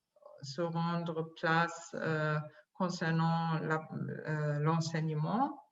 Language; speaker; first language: French; non-native, fluent; German